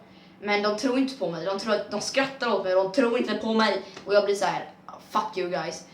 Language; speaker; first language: Swedish; native; Swedish